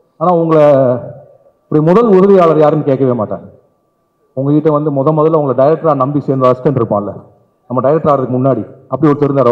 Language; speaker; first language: Tamil; native; Tamil